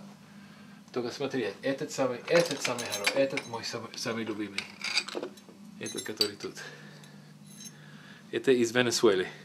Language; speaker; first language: Russian; early bilingual, heritage; Russian